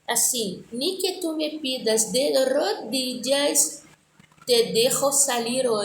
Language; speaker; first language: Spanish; non-native, fluent; Portuguese